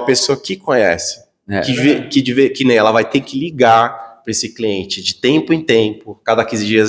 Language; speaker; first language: Portuguese; native; Portuguese